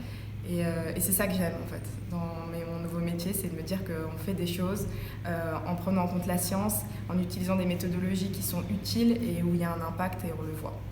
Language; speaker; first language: French; native; French